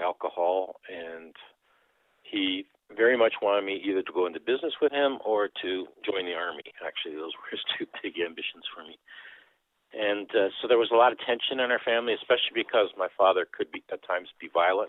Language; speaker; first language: English; early bilingual, other home language; Dutch